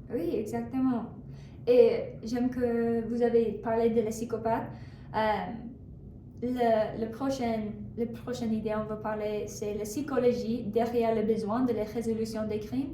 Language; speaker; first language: French; non-native, learner; English